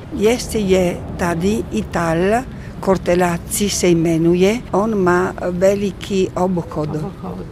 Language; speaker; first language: Czech; non-native, learner; Italian